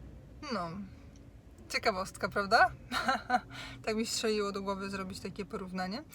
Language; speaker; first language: Polish; native; Polish